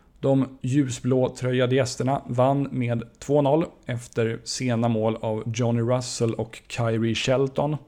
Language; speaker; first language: Swedish; native; Swedish